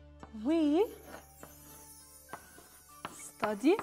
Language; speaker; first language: English; non-native, fluent; Arabic